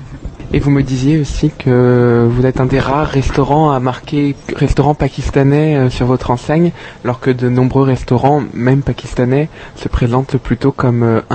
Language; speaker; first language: French; native; French